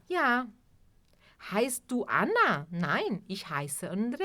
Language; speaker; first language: German; non-native, fluent; Portuguese